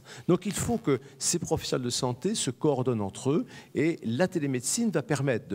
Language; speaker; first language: French; native; French